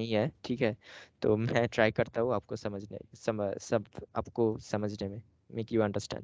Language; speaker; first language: Hindi; non-native, local second language; Bangla